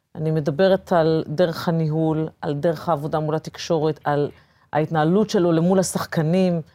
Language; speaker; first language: Hebrew; early bilingual, other home language; Portuguese